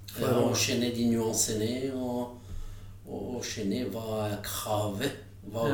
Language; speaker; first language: Norwegian; non-native, fluent; French